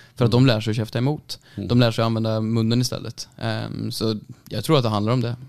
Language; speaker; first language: Swedish; native; Swedish